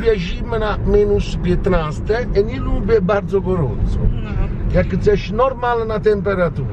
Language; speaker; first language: Polish; non-native, learner; Italian